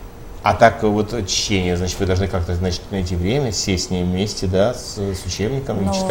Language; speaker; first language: Russian; native; Russian